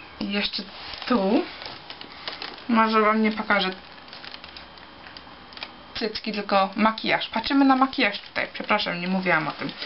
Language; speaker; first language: Polish; early bilingual, heritage; Polish